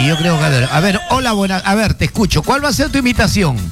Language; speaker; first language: Spanish; native; Spanish